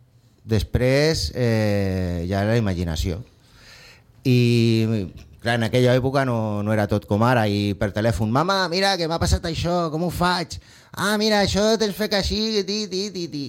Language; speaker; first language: Catalan; non-native, local second language; Spanish